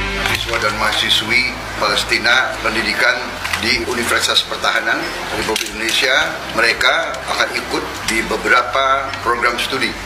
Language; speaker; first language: Indonesian; native; Indonesian